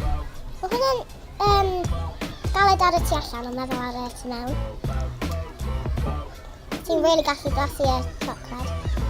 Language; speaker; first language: Welsh; non-native, local second language; English